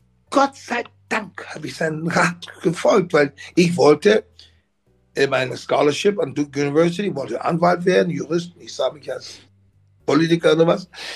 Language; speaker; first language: German; non-native, fluent; English